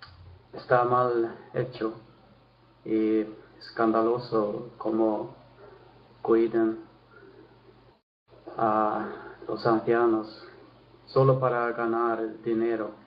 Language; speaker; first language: Spanish; non-native, fluent; Swedish